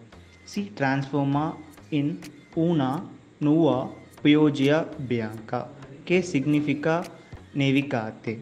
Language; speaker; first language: Italian; non-native, learner; Tamil